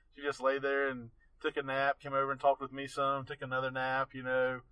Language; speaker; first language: English; native; English